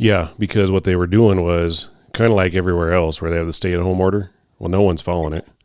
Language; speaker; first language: English; native; English